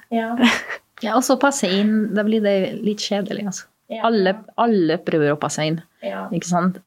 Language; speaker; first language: Norwegian; non-native, fluent; Spanish